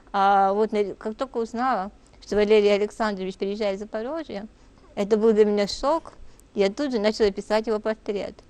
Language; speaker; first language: Russian; native; Russian